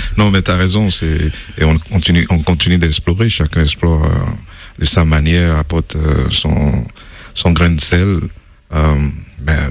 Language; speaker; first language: French; non-native, fluent; English